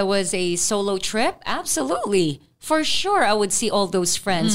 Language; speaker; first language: English; non-native, local second language; Filipino